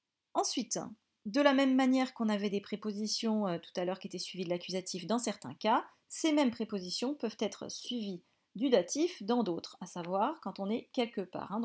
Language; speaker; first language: French; native; French